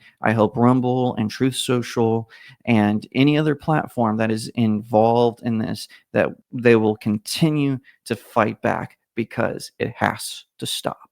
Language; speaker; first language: English; native; English